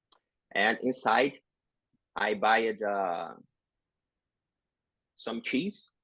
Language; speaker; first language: English; non-native, learner; Portuguese